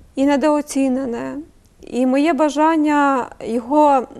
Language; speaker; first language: Ukrainian; native; Ukrainian